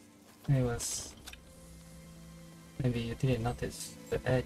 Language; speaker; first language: English; non-native, learner; Japanese